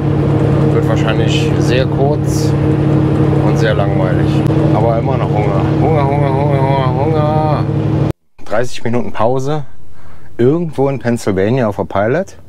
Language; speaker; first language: German; native; German